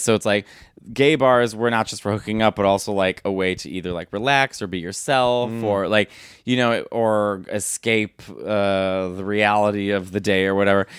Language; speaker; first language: English; native; English